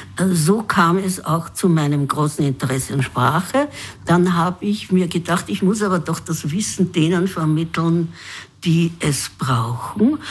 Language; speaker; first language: German; native; German